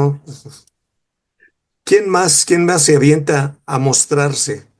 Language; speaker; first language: Spanish; native; Spanish